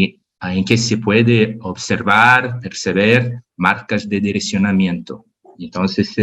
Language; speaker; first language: Spanish; non-native, learner; Portuguese